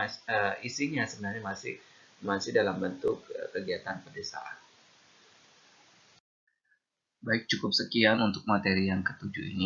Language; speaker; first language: Indonesian; native; Indonesian